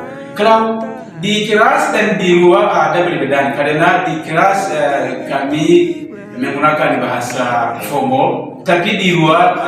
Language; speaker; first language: Indonesian; non-native, learner; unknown